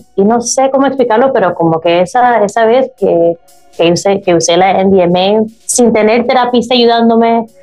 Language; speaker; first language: Spanish; early bilingual, heritage; Spanish